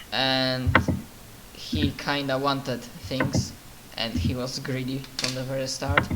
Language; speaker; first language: English; non-native, fluent; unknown